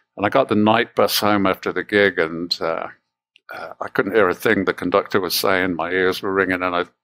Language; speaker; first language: English; native; English